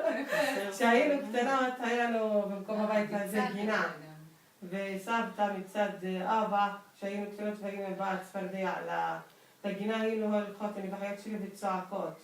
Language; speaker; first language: Hebrew; non-native, local second language; Arabic